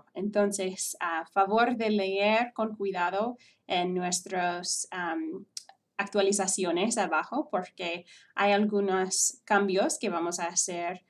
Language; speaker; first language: Spanish; non-native, fluent; English